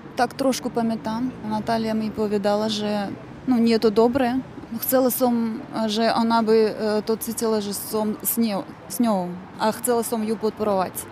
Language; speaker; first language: Slovak; non-native, learner; Russian